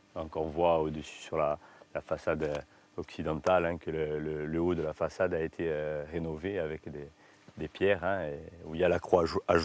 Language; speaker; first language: French; native; French